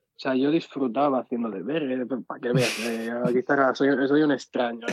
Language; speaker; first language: Spanish; early bilingual, other home language; Arabic